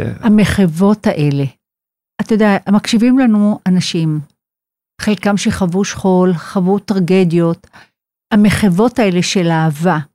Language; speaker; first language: Hebrew; native; Hebrew